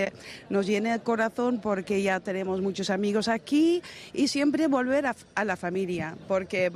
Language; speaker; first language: Spanish; non-native, fluent; Dutch